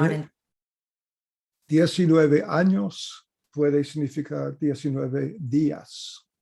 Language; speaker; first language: Spanish; non-native, fluent; English